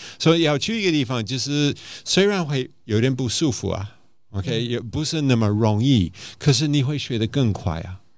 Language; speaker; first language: Chinese; non-native, fluent; English